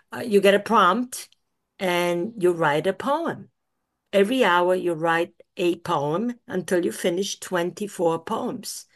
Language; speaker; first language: English; early bilingual, other home language; Italian